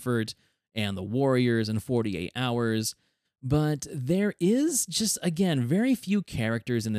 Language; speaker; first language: English; native; English